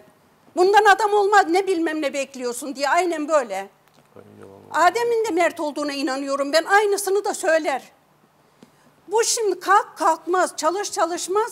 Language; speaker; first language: Turkish; native; Turkish